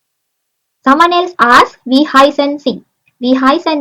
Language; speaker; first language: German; non-native, learner; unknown